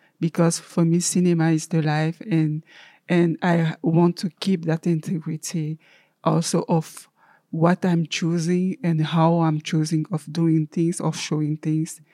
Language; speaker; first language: English; non-native, learner; French